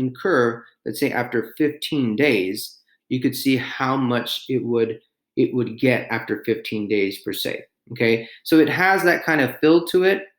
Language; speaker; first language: English; native; English